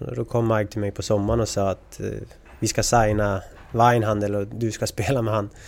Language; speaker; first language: Swedish; native; Swedish